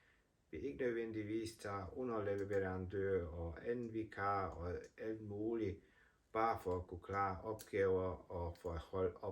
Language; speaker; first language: Danish; non-native, fluent; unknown